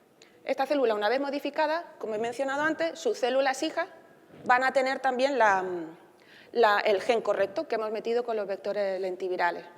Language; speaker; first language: Spanish; native; Spanish